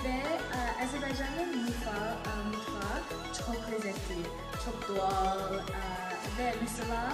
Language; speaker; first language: Turkish; non-native, learner; English